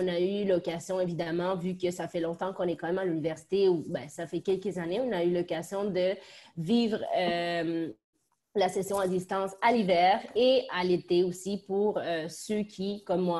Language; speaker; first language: French; native; French